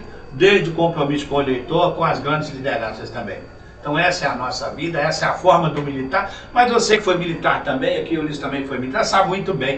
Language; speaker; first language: Portuguese; native; Portuguese